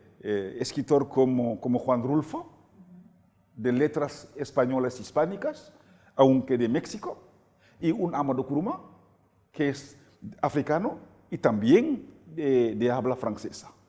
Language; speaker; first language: Spanish; non-native, fluent; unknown